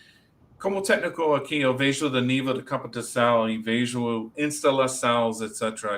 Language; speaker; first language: Portuguese; non-native, learner; English